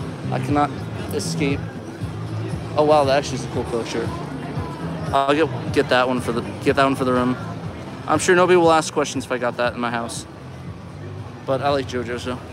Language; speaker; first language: English; native; English